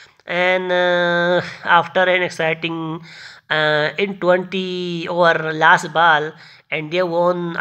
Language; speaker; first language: English; non-native, learner; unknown